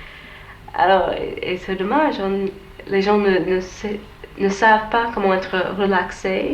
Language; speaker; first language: French; non-native, learner; English